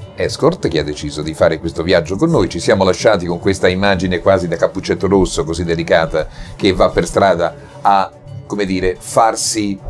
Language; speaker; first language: Italian; native; Italian